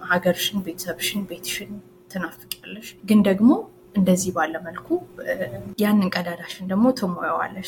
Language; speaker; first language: Amharic; native; Amharic